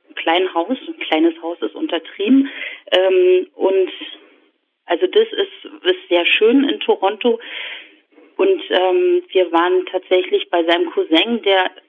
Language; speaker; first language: German; native; German